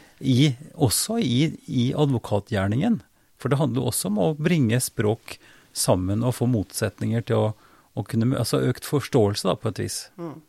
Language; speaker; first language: Norwegian; native; Norwegian